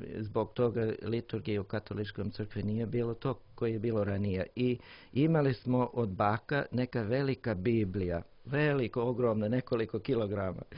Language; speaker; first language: Croatian; non-native, learner; English